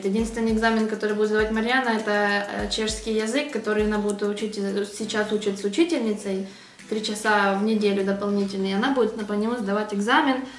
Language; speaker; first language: Russian; native; Russian